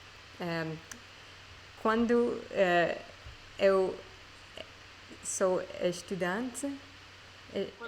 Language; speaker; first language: Portuguese; non-native, learner; English